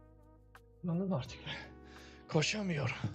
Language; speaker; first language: Turkish; early bilingual, heritage; Turkish